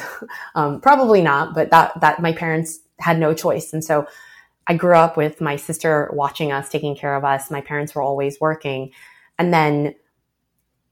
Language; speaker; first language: English; early bilingual, other home language; Chinese